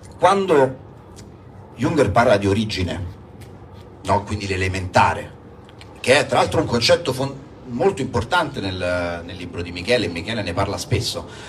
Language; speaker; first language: Italian; native; Italian